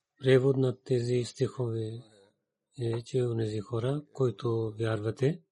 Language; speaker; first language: Bulgarian; non-native, learner; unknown